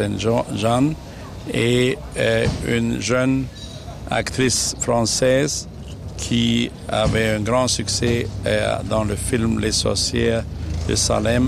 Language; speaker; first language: French; non-native, fluent; German